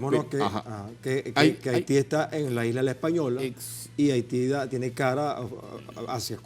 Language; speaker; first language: Spanish; native; Spanish